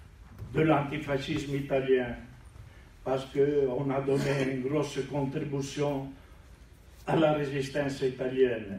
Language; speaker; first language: French; non-native, learner; Italian